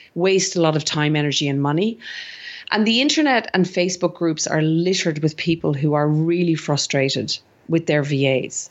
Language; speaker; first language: English; native; English